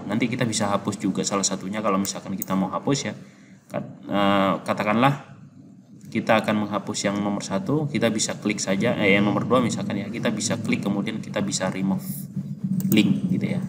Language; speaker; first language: Indonesian; native; Indonesian